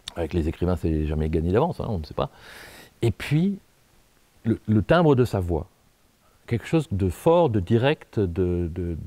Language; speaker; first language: French; native; French